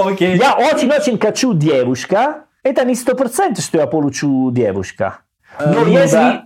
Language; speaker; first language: Russian; non-native, learner; Italian